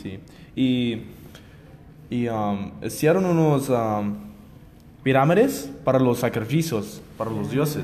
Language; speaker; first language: Spanish; non-native, learner; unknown